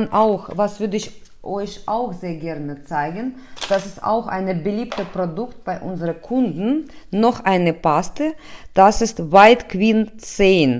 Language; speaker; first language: German; non-native, learner; Russian